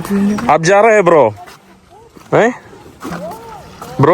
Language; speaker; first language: Hindi; non-native, learner; Malayalam